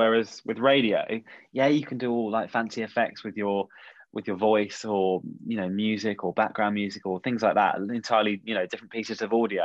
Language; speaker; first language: English; native; English